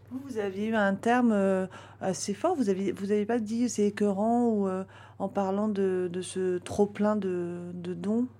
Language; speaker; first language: French; native; French